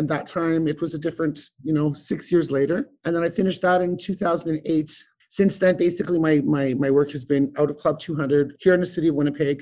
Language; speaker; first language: English; native; English